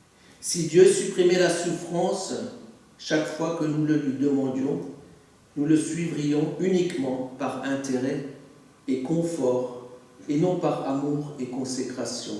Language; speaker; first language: French; native; French